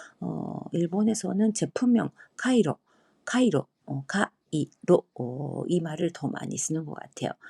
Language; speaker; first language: Korean; non-native, fluent; Japanese